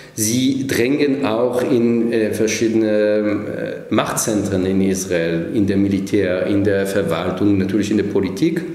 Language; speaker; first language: German; non-native, fluent; Hebrew